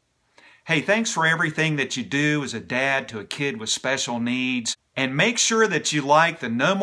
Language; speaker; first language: English; native; English